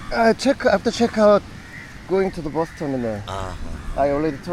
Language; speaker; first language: English; non-native, learner; Korean